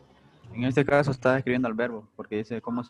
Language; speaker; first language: Spanish; native; Spanish